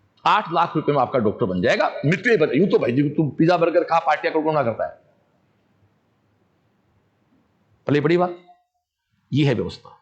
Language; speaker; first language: Hindi; native; Hindi